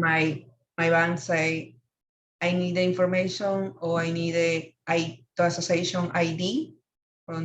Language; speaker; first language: English; non-native, learner; Spanish